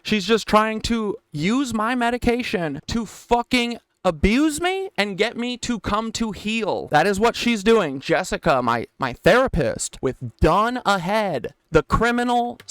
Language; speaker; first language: English; native; English